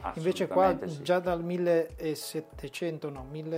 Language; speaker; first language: Italian; native; Italian